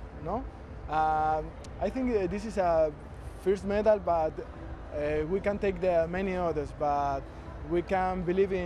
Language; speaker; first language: English; non-native, learner; Spanish